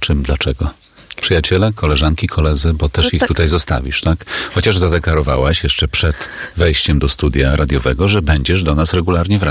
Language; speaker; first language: Polish; native; Polish